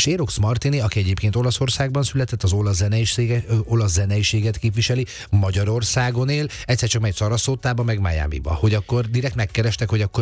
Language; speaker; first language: Hungarian; native; Hungarian